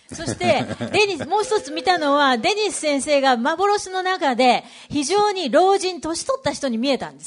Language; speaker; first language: Japanese; native; Japanese